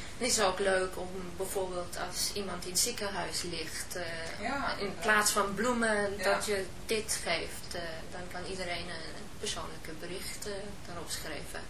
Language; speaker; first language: Dutch; non-native, fluent; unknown